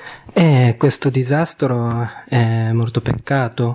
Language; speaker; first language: Italian; non-native, learner; Japanese